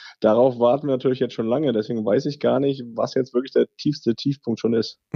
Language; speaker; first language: German; native; German